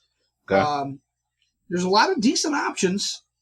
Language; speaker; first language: English; native; English